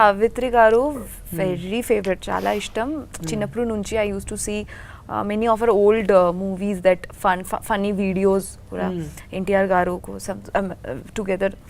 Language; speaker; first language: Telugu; non-native, learner; Bangla